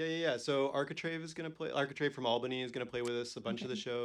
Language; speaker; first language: English; native; English